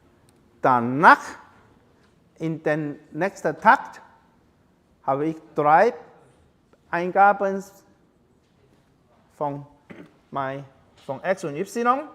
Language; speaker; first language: German; non-native, learner; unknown